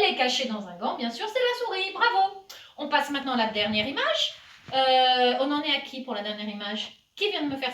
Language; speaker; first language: French; native; French